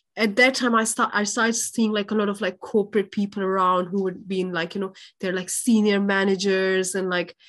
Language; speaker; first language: English; non-native, local second language; Urdu